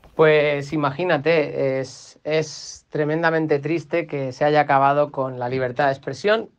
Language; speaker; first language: Spanish; native; Spanish